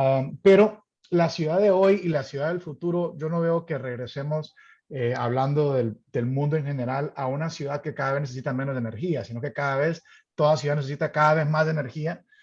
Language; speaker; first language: Spanish; native; Spanish